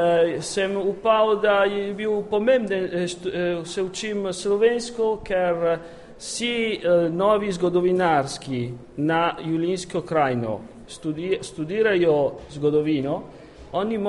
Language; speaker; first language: Slovenian; non-native, learner; Italian